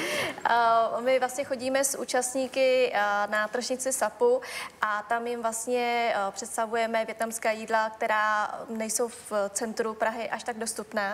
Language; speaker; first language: Czech; early bilingual, other home language; Vietnamese